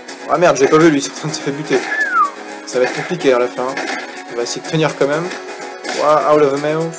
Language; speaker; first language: French; native; French